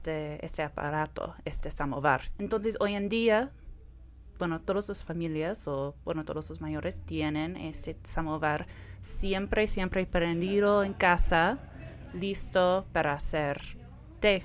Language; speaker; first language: Spanish; non-native, fluent; Persian